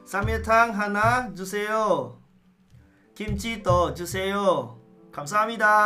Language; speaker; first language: Korean; non-native, learner; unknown